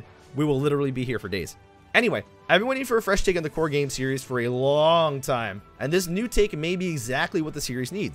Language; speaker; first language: English; native; English